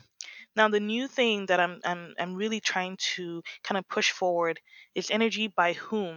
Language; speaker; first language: English; non-native, local second language; Yoruba